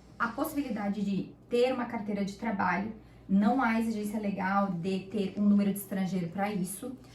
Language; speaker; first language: Portuguese; native; Portuguese